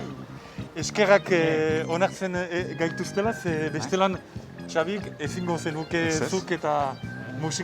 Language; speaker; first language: Basque; native; Basque